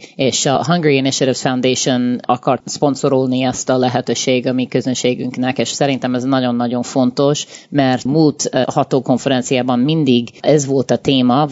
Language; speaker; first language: Hungarian; early bilingual, heritage; Hungarian